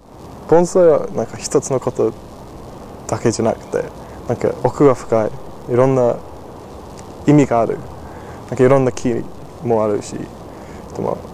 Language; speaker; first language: Japanese; non-native, fluent; English